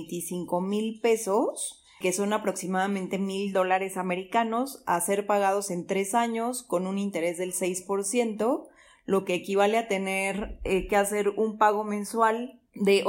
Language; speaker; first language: Spanish; native; Spanish